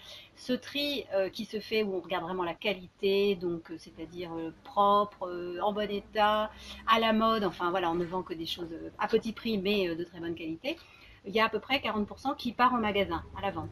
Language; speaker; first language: French; native; French